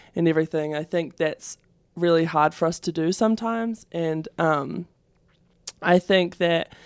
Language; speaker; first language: English; native; English